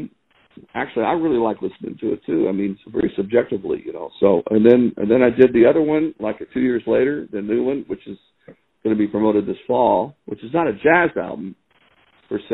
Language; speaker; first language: English; native; English